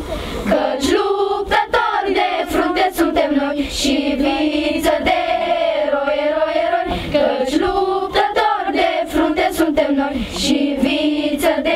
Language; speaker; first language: Romanian; native; Romanian